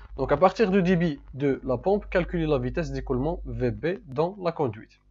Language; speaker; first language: French; non-native, local second language; Arabic